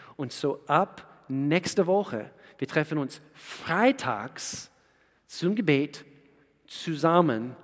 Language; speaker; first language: German; non-native, fluent; English